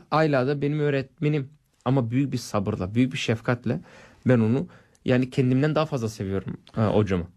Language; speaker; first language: Turkish; early bilingual, heritage; Turkish